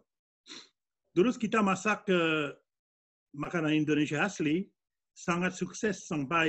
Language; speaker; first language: Indonesian; non-native, fluent; French